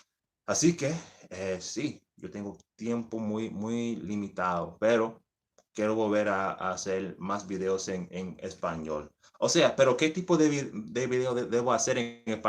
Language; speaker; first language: Spanish; early bilingual, heritage; English